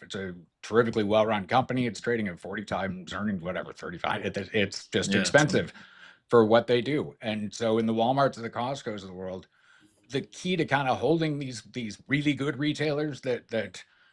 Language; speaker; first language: English; native; English